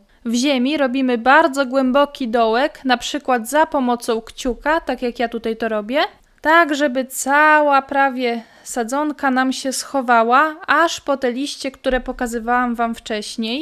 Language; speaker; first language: Polish; native; Polish